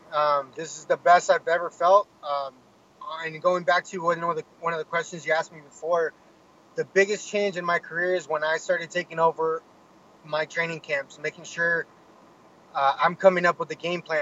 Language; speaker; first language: English; native; English